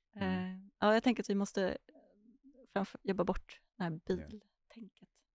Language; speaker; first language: Swedish; native; Swedish